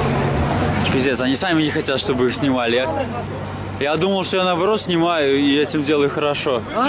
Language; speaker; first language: Russian; native; Russian